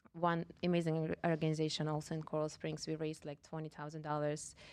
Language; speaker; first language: English; non-native, fluent; Russian